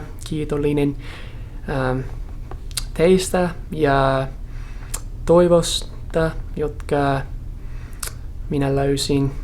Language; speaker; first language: Finnish; non-native, fluent; English